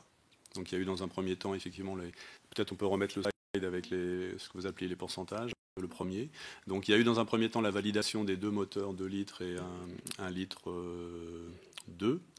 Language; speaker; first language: French; native; French